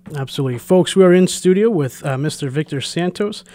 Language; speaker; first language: English; early bilingual, other home language; Portuguese